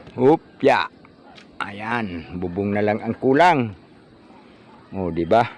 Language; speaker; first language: Filipino; native; Filipino